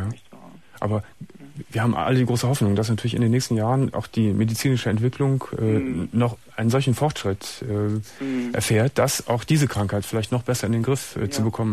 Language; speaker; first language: German; native; German